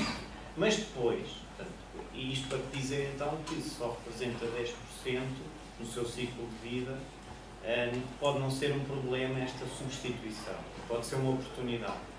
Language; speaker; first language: Portuguese; native; Portuguese